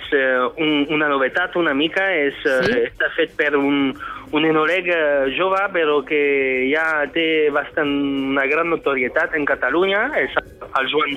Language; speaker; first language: Catalan; non-native, fluent; French